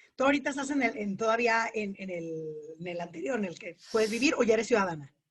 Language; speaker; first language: Spanish; native; Spanish